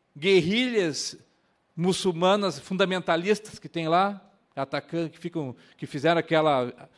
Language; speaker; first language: Portuguese; native; Portuguese